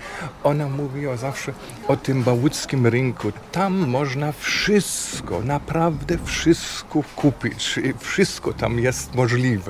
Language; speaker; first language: Polish; non-native, fluent; German